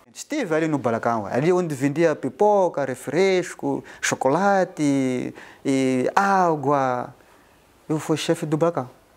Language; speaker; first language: Portuguese; non-native, local second language; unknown